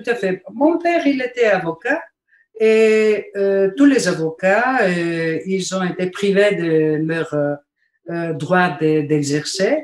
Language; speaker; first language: French; non-native, fluent; Bulgarian